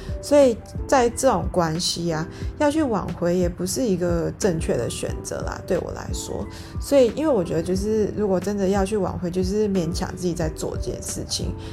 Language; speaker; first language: Chinese; native; Chinese